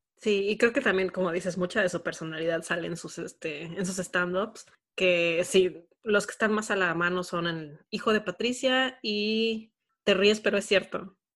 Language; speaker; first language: Spanish; native; Spanish